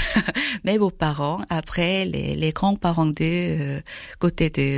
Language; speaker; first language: French; non-native, learner; Korean